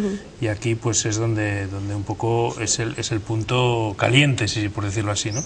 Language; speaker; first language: Spanish; native; Spanish